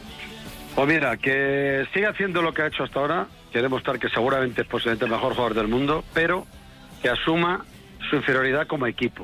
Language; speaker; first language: Spanish; native; Spanish